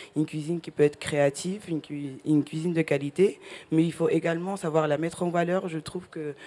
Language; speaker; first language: French; early bilingual, other home language; Spanish